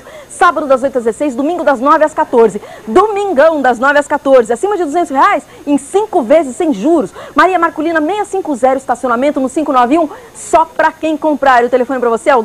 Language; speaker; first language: Portuguese; native; Portuguese